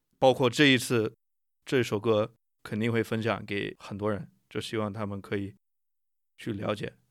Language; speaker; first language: Chinese; non-native, fluent; English